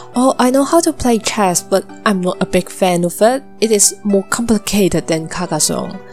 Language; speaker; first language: English; non-native, local second language; Cantonese